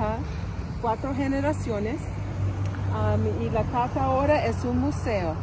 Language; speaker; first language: Spanish; non-native, learner; English